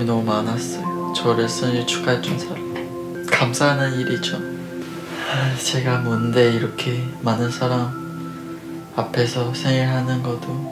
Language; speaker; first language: Korean; non-native, fluent; Chinese